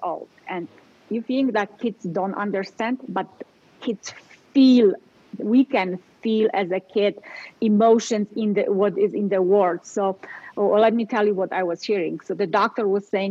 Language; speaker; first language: English; non-native, fluent; Polish